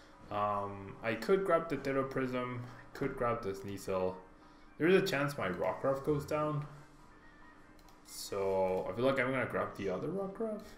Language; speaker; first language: English; non-native, fluent; Spanish